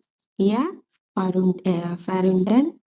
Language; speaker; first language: German; non-native, learner; Urdu